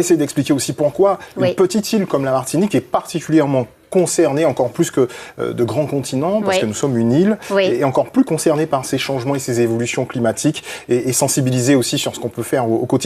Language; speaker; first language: French; native; French